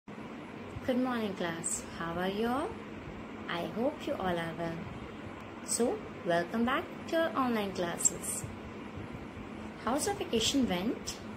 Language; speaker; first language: English; non-native, local second language; Hindi